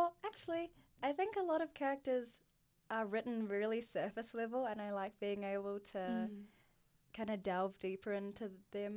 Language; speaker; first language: English; native; English